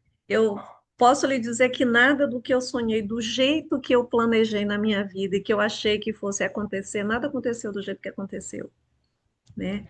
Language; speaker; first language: Portuguese; native; Portuguese